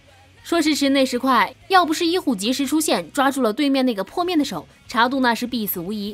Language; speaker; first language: Chinese; native; Chinese